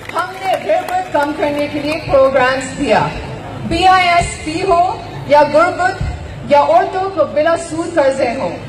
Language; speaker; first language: Urdu; non-native, local second language; English